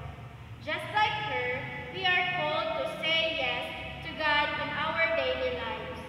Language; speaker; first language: English; non-native, local second language; Hiligaynon